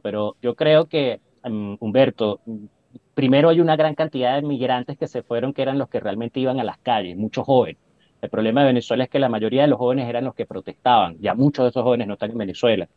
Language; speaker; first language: Spanish; native; Spanish